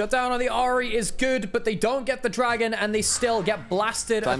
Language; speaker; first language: English; native; English